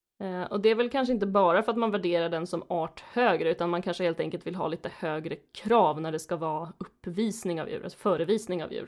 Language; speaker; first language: Swedish; native; Swedish